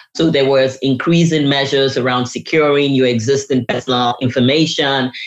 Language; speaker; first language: English; non-native, local second language; Yoruba